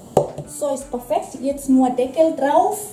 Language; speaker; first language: German; non-native, fluent; Swahili